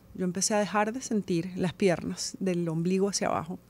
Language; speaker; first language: Spanish; native; Spanish